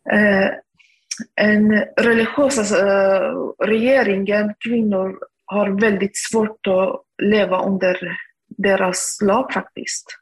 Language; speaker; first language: Swedish; non-native, fluent; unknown